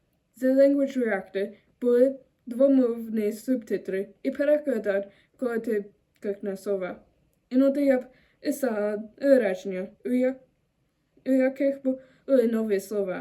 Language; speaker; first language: Ukrainian; non-native, learner; German